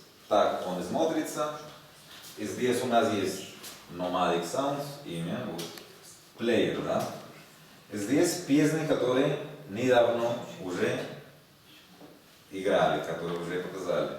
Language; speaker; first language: Russian; non-native, learner; Spanish